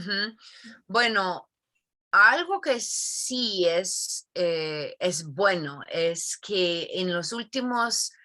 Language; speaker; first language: Spanish; non-native, fluent; English